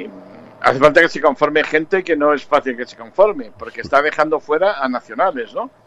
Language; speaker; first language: Spanish; native; Spanish